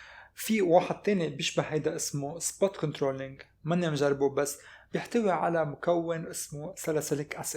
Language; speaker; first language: Arabic; native; Arabic